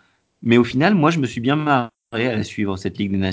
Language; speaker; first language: French; native; French